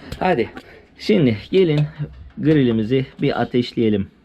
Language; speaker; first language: Turkish; early bilingual, heritage; Turkish